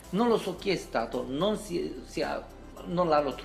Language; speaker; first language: Italian; non-native, fluent; Romanian